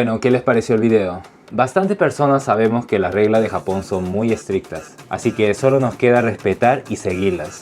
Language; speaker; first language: Spanish; native; Spanish